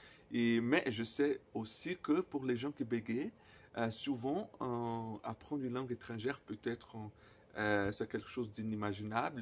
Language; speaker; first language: French; non-native, fluent; Portuguese